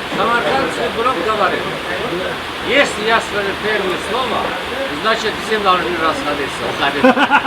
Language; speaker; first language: Russian; non-native, fluent; Azerbaijani